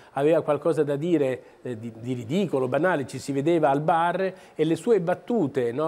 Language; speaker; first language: Italian; native; Italian